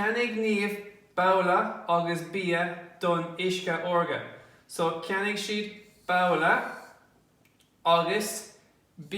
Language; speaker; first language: Irish; non-native, local second language; English